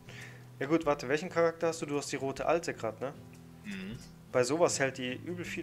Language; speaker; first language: German; native; German